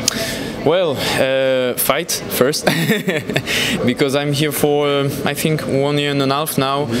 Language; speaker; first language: English; non-native, learner; French